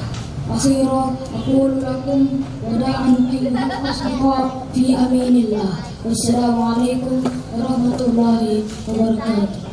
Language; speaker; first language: Arabic; non-native, learner; Indonesian